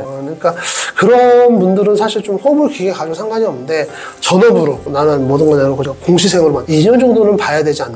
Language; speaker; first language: Korean; native; Korean